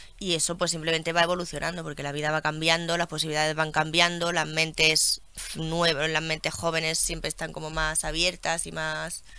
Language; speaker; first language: Spanish; early bilingual, other home language; French